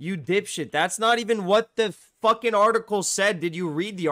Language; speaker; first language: English; native; English